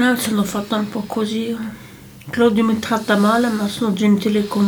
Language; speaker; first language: Italian; non-native, local second language; French